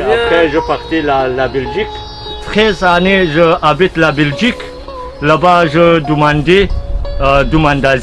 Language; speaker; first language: French; non-native, learner; Pashto